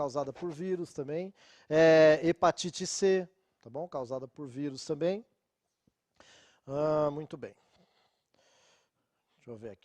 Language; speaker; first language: Portuguese; native; Portuguese